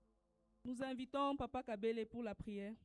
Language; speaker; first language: French; non-native, local second language; Swahili